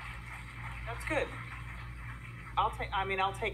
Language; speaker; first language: English; native; English